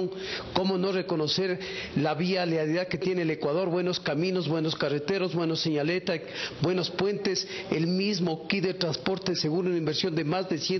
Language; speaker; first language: Spanish; native; Spanish